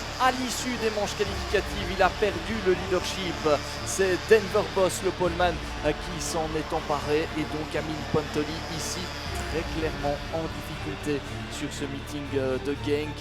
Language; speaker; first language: French; native; French